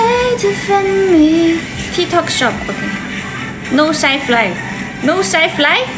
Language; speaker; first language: English; non-native, learner; Chinese